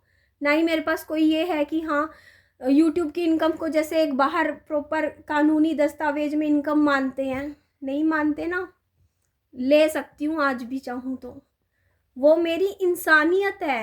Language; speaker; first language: Hindi; native; Hindi